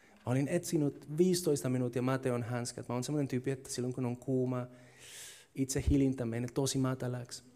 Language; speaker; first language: Finnish; non-native, fluent; Spanish